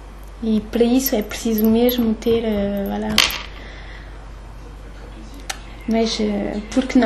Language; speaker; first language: Portuguese; early bilingual, heritage; French